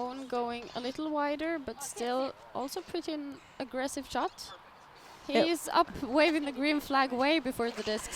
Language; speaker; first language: English; non-native, fluent; Norwegian